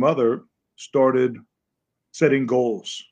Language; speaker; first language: English; native; English